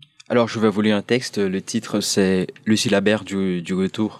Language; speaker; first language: French; non-native, local second language; Haitian Creole